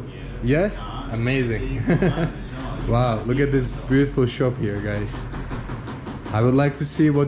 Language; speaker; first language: English; non-native, fluent; Azerbaijani